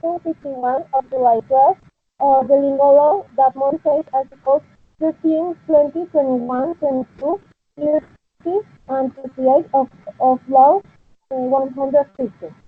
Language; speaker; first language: English; non-native, learner; Spanish